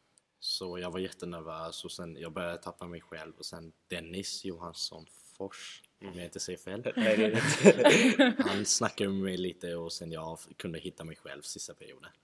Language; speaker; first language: Swedish; early bilingual, other home language; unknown